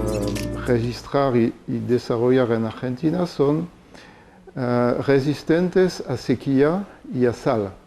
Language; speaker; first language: Spanish; non-native, fluent; French